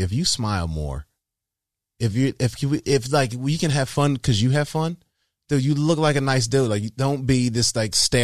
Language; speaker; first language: English; native; English